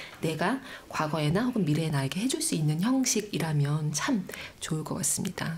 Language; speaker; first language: Korean; native; Korean